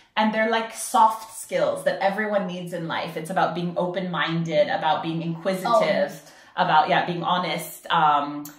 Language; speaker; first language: English; native; English